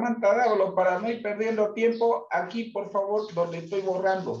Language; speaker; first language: Spanish; native; Spanish